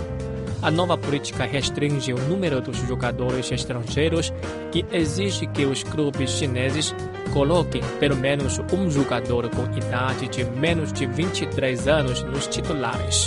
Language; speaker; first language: Portuguese; non-native, fluent; Chinese